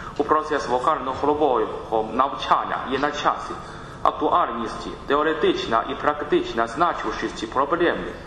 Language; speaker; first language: Ukrainian; non-native, learner; Chinese